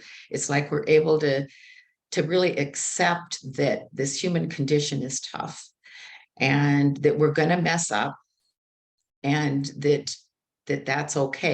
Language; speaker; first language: English; native; English